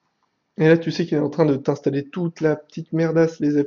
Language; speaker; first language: French; native; French